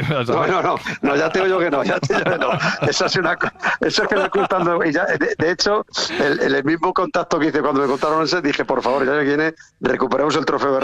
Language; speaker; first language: Spanish; native; Spanish